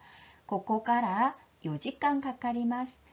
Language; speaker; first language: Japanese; non-native, fluent; Korean